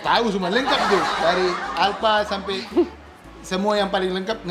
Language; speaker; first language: Indonesian; native; Indonesian